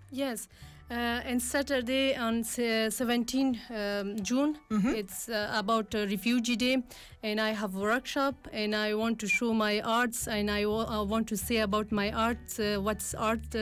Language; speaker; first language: English; non-native, learner; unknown